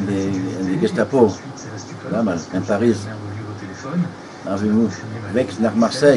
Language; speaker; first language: German; non-native, learner; French